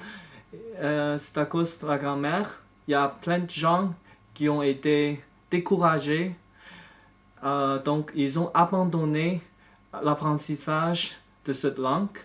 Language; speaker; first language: French; non-native, fluent; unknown